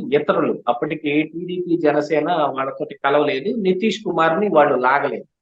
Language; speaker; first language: Telugu; native; Telugu